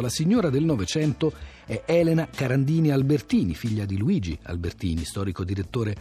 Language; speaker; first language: Italian; native; Italian